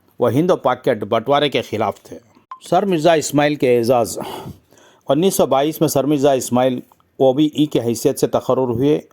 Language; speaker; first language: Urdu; native; Urdu